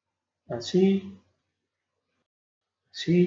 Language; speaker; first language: Spanish; non-native, learner; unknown